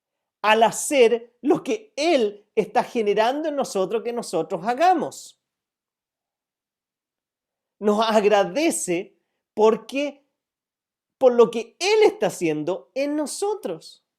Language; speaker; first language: Spanish; native; Spanish